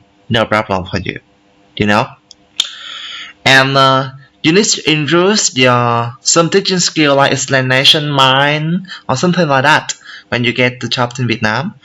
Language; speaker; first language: English; non-native, learner; Vietnamese